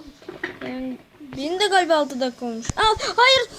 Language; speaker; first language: Turkish; native; Turkish